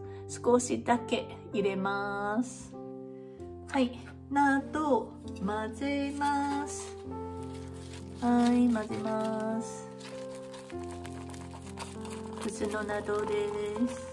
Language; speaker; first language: Japanese; non-native, fluent; Chinese